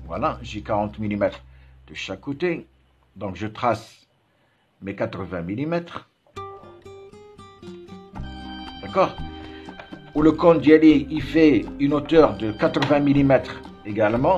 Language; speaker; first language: French; non-native, local second language; Arabic